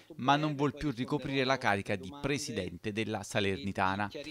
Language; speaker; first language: Italian; native; Italian